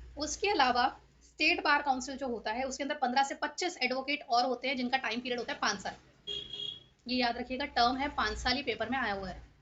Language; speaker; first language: Hindi; native; Hindi